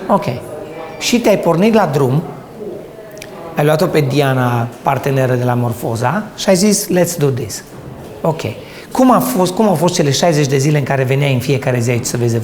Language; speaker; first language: Romanian; native; Romanian